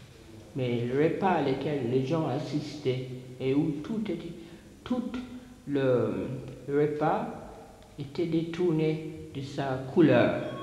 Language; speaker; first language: French; non-native, fluent; English